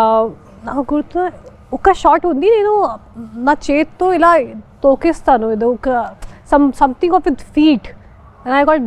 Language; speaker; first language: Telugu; non-native, fluent; Hindi